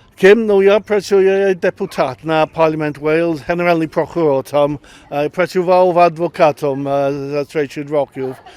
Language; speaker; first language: Ukrainian; early bilingual, heritage; Ukrainian